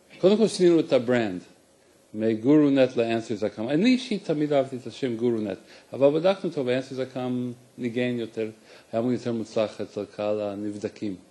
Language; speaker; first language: Hebrew; non-native, fluent; English